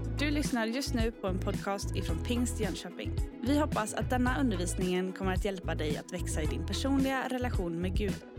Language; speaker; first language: Swedish; native; Swedish